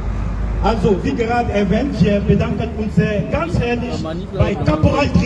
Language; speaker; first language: German; non-native, fluent; French